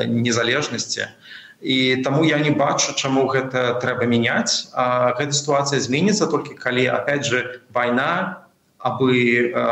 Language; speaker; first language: Belarusian; non-native, local second language; Russian